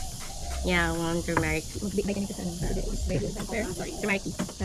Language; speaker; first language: English; non-native, local second language; Filipino